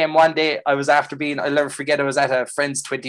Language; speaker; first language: English; native; English